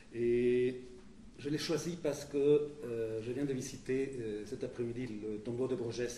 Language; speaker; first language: French; non-native, fluent; Spanish